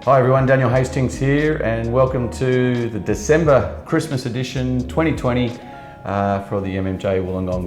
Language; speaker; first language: English; native; English